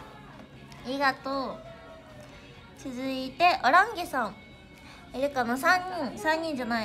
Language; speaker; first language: Japanese; native; Japanese